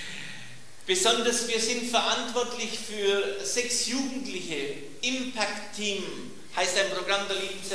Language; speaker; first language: German; native; German